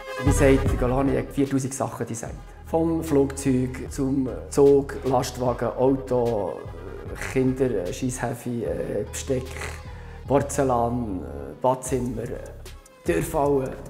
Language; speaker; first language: German; native; German